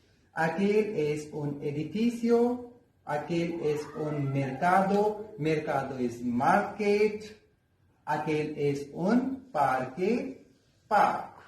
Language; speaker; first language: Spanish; non-native, learner; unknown